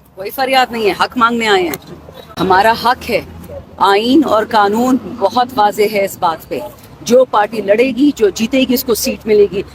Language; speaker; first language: Urdu; non-native, local second language; Pashto